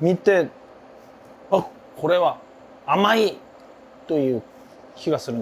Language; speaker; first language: Japanese; non-native, learner; Korean